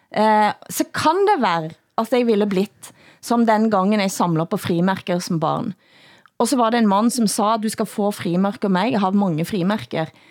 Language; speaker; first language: Norwegian; native; Norwegian